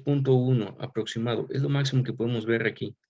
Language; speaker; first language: Spanish; native; Spanish